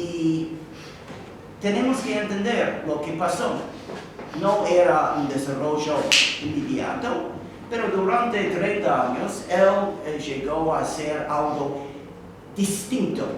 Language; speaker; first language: Spanish; non-native, fluent; English